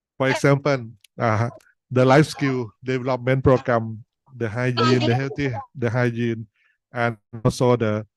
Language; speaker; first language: English; non-native, learner; Thai